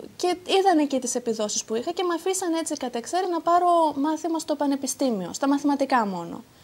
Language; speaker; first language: Greek; early bilingual, heritage; Greek